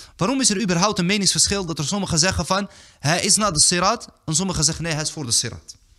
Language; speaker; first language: Dutch; early bilingual, other home language; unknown